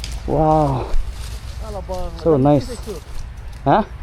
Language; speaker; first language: English; non-native, local second language; Khasi